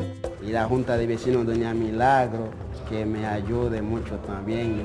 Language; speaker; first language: Spanish; non-native, learner; Haitian Creole